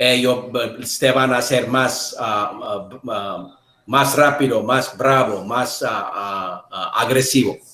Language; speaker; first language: Spanish; non-native, learner; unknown